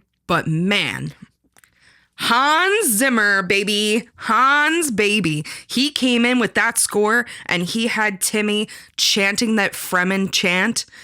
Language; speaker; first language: English; native; English